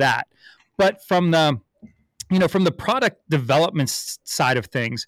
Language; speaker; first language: English; native; English